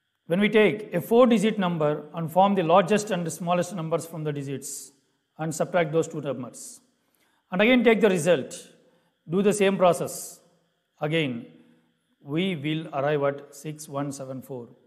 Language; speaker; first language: English; non-native, local second language; Telugu